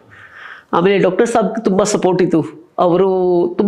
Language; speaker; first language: Kannada; non-native, local second language; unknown